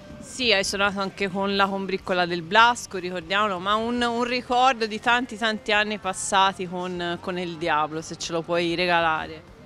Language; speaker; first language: Italian; native; Italian